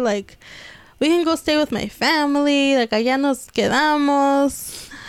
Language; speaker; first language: English; early bilingual, other home language; Spanish